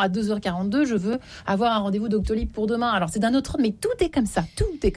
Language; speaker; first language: French; native; French